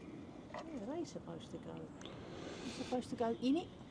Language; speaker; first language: English; native; English